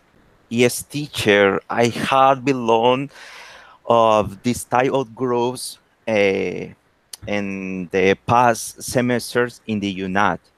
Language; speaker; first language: English; non-native, learner; Spanish